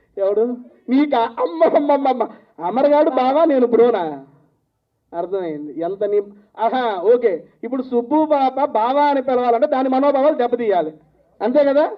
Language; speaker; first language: Telugu; native; Telugu